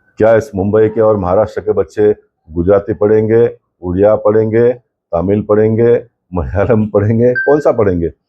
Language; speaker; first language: Hindi; non-native, local second language; Kannada